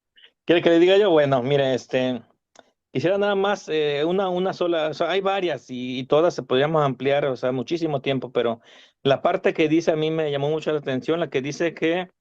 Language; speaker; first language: Spanish; native; Spanish